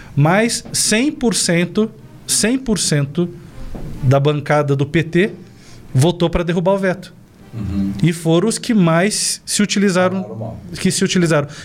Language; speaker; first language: Portuguese; native; Portuguese